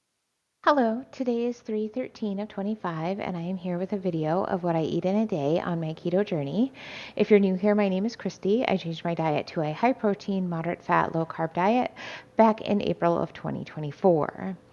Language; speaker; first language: English; native; English